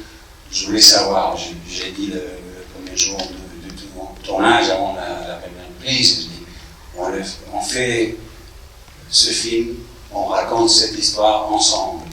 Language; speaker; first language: French; non-native, fluent; English